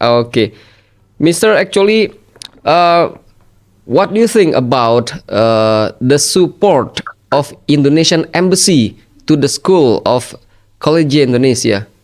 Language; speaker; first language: English; non-native, fluent; Indonesian